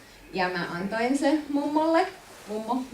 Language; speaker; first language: Finnish; non-native, fluent; French